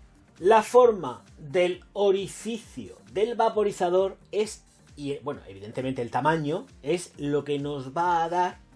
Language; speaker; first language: Spanish; native; Spanish